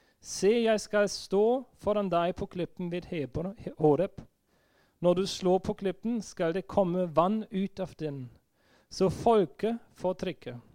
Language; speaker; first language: Norwegian; non-native, fluent; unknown